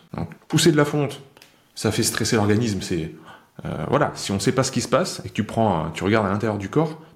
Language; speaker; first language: French; native; French